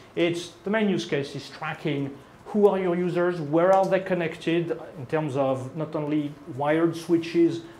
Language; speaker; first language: English; non-native, fluent; French